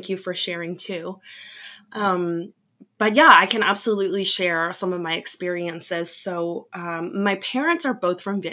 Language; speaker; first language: English; native; English